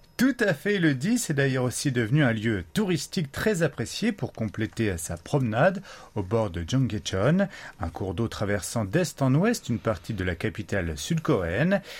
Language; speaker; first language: French; native; French